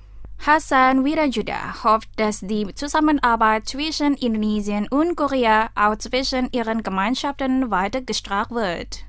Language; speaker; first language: German; non-native, fluent; Indonesian